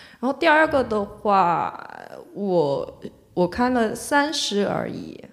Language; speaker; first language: Chinese; non-native, fluent; Korean